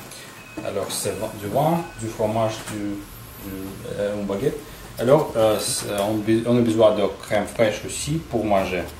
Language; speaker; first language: French; non-native, learner; Russian